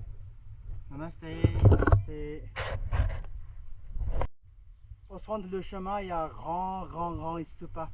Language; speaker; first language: French; non-native, fluent; Nepali